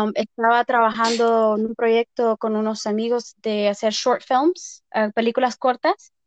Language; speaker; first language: Spanish; early bilingual, heritage; Spanish